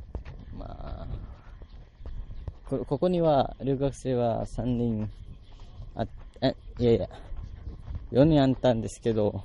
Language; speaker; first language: Japanese; non-native, learner; Malay